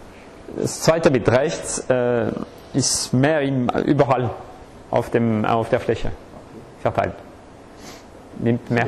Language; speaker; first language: German; non-native, fluent; French